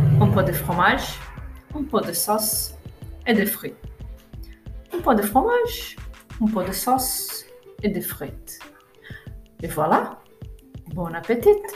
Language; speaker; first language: French; non-native, learner; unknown